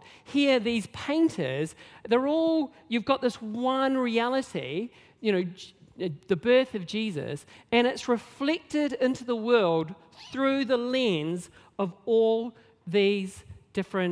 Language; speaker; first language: English; native; English